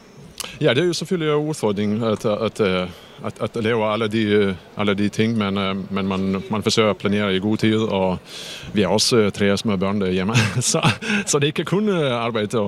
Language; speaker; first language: Danish; non-native, fluent; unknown